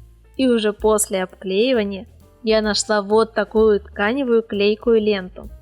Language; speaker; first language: Russian; native; Russian